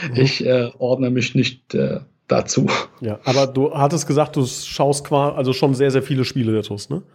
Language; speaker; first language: German; non-native, fluent; Arabic